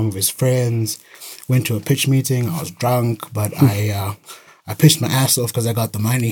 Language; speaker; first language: English; non-native, local second language; Shona